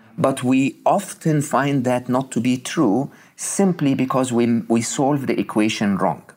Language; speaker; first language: English; non-native, fluent; Arabic